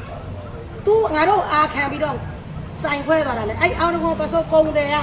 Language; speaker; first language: Burmese; native; Burmese